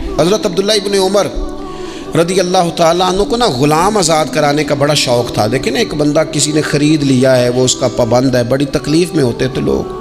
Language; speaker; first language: Urdu; non-native, local second language; Punjabi